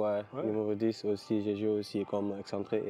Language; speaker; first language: French; non-native, local second language; Wolof